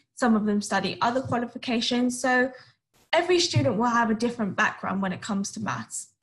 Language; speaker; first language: English; native; English